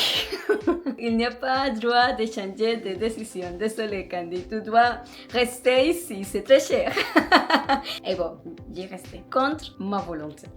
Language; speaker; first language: French; non-native, learner; Spanish